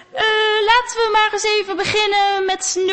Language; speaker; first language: Dutch; native; Dutch